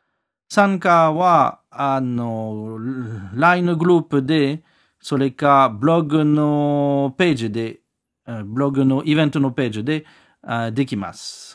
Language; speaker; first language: Japanese; non-native, learner; French